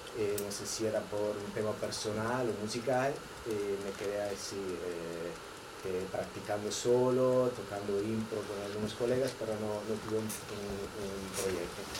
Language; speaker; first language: Spanish; non-native, fluent; Italian